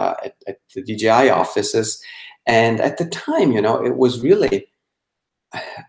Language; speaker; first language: English; non-native, fluent; Swiss German